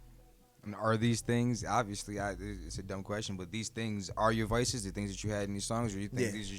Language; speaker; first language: English; native; English